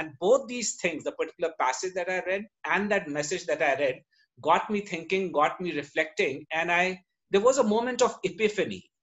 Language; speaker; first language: English; non-native, local second language; Hindi